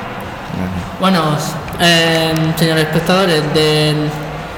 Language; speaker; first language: Spanish; native; Spanish